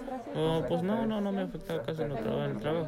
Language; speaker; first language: Spanish; native; Spanish